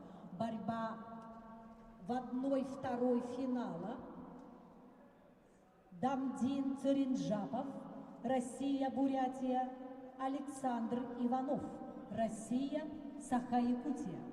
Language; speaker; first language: Russian; native; Russian